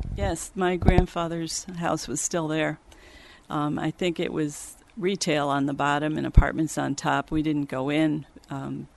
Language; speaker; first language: English; early bilingual, other home language; Swedish